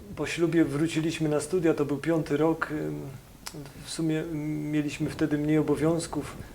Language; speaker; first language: Polish; native; Polish